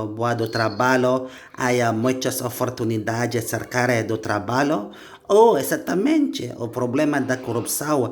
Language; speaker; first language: Portuguese; non-native, learner; Indonesian